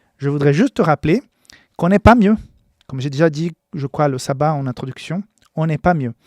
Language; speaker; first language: French; non-native, fluent; Portuguese